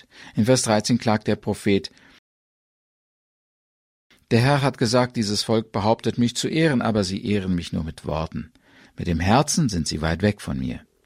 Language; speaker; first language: German; native; German